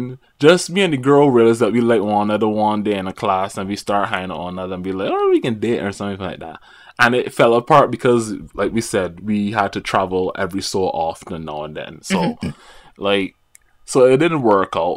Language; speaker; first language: English; native; English